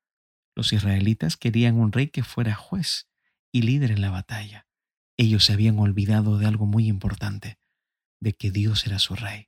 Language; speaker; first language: Spanish; native; Spanish